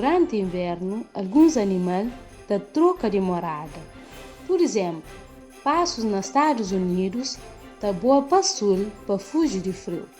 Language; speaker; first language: Portuguese; non-native, local second language; Kabuverdianu